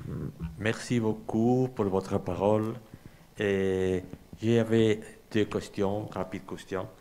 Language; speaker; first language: French; non-native, learner; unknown